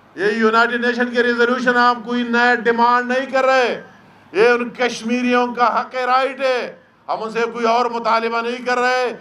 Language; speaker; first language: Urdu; non-native, local second language; Pashto